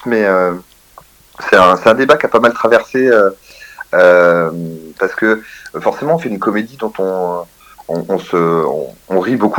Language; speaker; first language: French; native; French